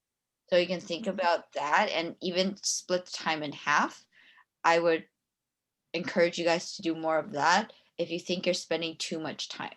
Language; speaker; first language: English; non-native, fluent; Chinese